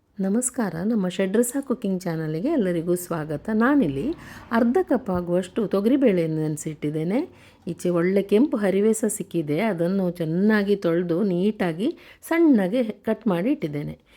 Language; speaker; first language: Kannada; non-native, local second language; Konkani